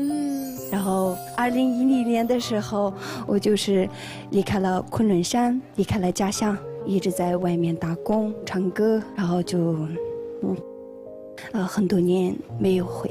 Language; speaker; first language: Chinese; non-native, local second language; Mongolian